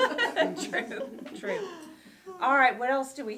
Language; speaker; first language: English; native; English